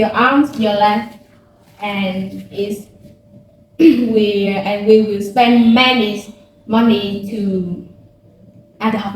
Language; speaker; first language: English; non-native, learner; Vietnamese